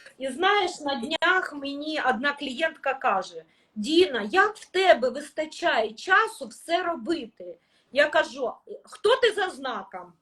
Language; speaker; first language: Ukrainian; non-native, local second language; Russian